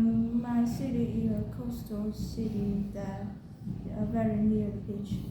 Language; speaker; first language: English; non-native, learner; Vietnamese